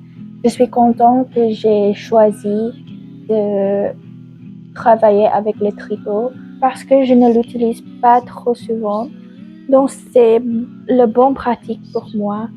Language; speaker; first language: French; non-native, learner; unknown